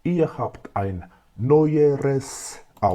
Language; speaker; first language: German; non-native, fluent; Macedonian